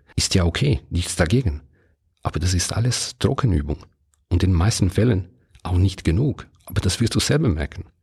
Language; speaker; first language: German; non-native, local second language; Italian